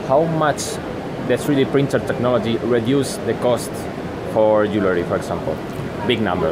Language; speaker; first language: English; non-native, fluent; Spanish